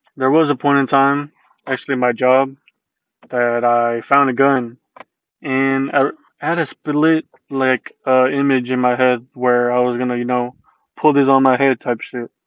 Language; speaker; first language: English; early bilingual, other home language; Spanish